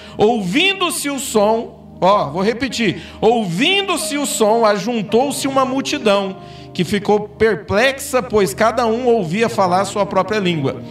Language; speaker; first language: Portuguese; native; Portuguese